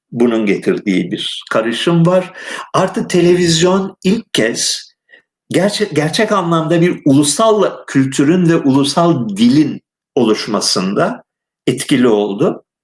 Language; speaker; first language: Turkish; native; Turkish